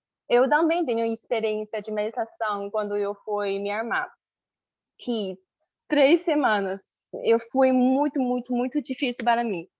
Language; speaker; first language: Portuguese; non-native, learner; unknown